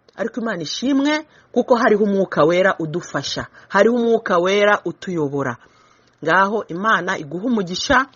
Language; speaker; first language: Kinyarwanda; early bilingual, heritage; Kinyarwanda